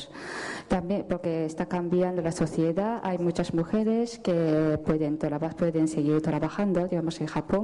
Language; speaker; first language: Spanish; non-native, fluent; Japanese